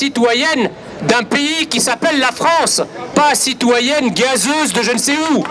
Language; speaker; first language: French; early bilingual, other home language; Arabic